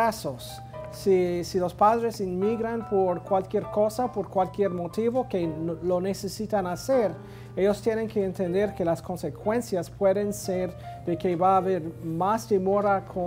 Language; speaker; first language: Spanish; non-native, fluent; English